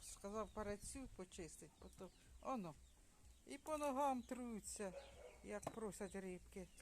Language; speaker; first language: Ukrainian; native; Ukrainian